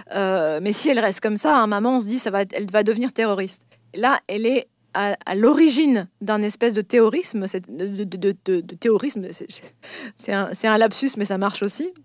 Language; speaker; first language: French; native; French